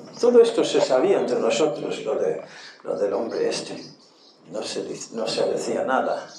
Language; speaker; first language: Spanish; non-native, fluent; English